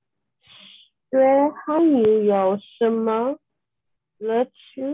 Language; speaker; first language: Chinese; non-native, learner; English